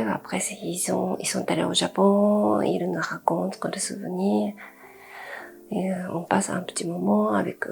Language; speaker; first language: French; non-native, fluent; Japanese